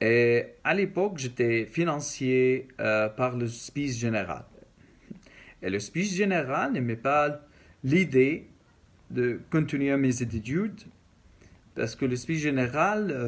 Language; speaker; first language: French; non-native, learner; Arabic